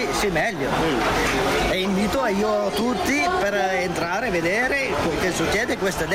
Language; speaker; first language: Italian; non-native, learner; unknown